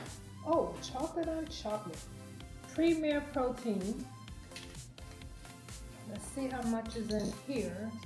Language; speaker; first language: English; native; English